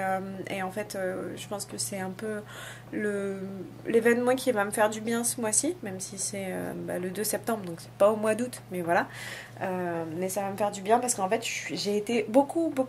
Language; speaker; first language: French; native; French